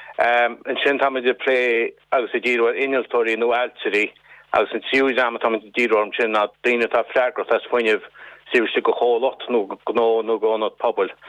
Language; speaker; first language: Irish; native; Irish